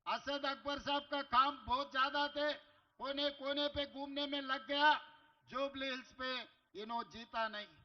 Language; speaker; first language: Hindi; non-native, local second language; Telugu